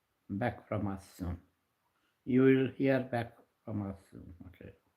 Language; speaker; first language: English; non-native, local second language; Bangla